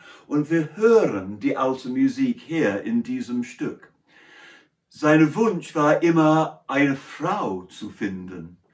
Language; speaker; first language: German; non-native, learner; English